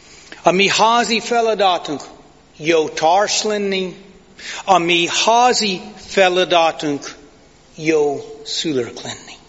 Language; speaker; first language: Hungarian; non-native, fluent; English